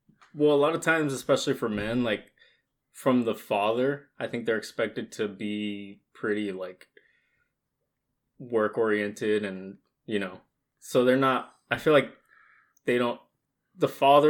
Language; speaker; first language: English; early bilingual, other home language; Spanish